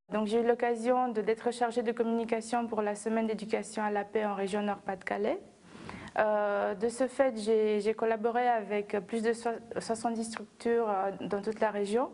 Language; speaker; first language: French; non-native, fluent; Romanian